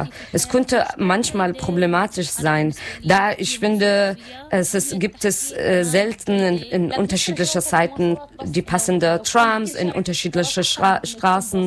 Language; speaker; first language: German; non-native, learner; Arabic